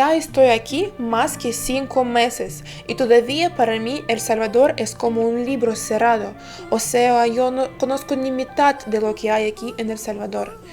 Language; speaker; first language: Spanish; non-native, fluent; Ukrainian